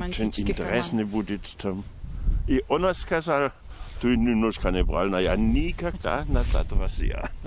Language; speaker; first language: Russian; non-native, learner; German